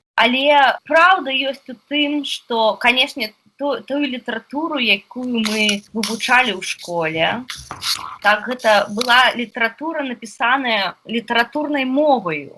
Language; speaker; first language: Belarusian; non-native, local second language; Russian